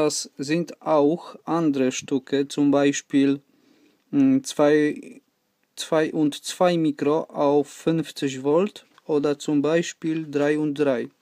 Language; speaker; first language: German; non-native, learner; Polish